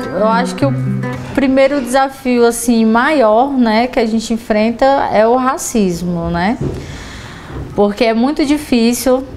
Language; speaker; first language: Portuguese; native; Portuguese